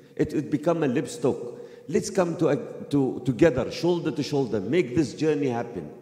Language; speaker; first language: English; non-native, fluent; Arabic